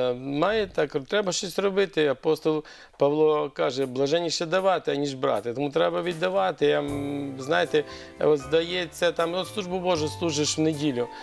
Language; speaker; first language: Ukrainian; native; Ukrainian